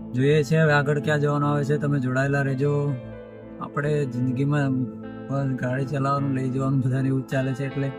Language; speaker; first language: Gujarati; non-native, local second language; Rathawi